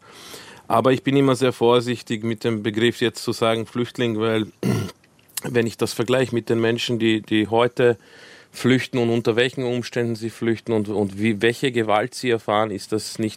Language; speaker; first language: German; early bilingual, other home language; Croatian